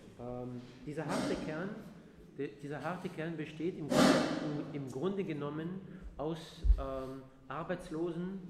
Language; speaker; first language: German; non-native, fluent; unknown